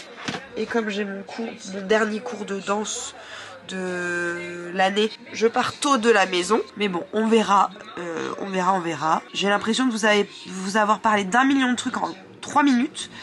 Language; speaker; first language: French; native; French